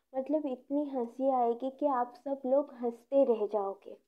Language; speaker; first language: Hindi; non-native, local second language; Odia